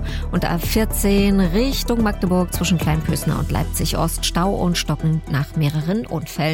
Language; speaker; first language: German; native; German